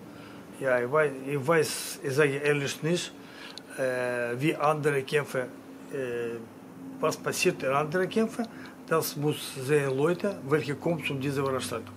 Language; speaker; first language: German; non-native, learner; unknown